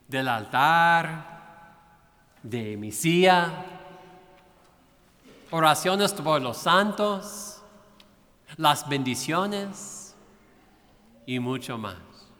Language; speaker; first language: Spanish; non-native, fluent; English